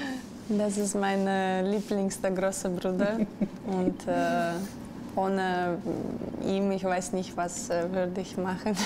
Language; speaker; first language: German; non-native, learner; Russian